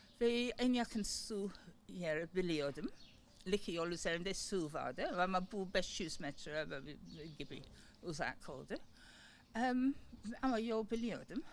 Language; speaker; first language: Turkish; non-native, learner; English